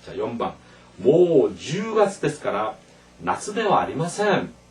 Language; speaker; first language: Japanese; non-native, fluent; Korean